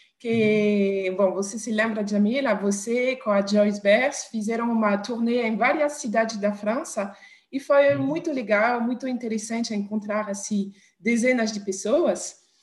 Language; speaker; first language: Portuguese; non-native, fluent; French